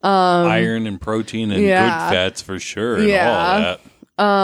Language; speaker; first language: English; native; English